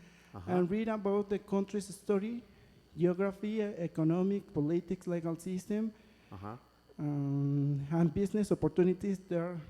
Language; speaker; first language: English; non-native, learner; Spanish